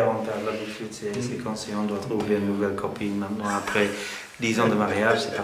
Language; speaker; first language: French; non-native, fluent; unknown